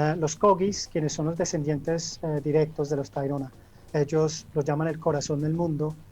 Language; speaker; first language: Spanish; early bilingual, heritage; Spanish